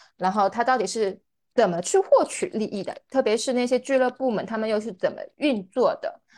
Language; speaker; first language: Chinese; native; Chinese